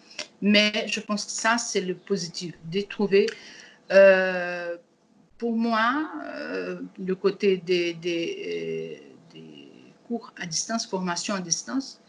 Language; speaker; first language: French; non-native, learner; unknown